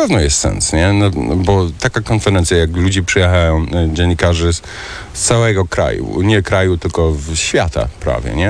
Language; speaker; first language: Polish; early bilingual, heritage; German